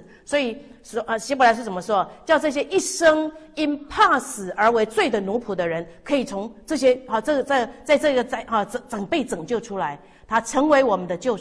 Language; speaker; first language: Chinese; native; Chinese